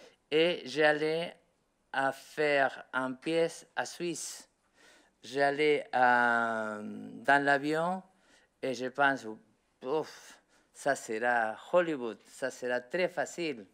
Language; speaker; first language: French; non-native, learner; Spanish